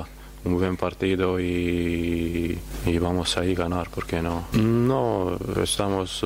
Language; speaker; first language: Spanish; non-native, learner; Croatian